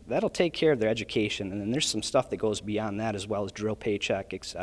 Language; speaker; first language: English; native; English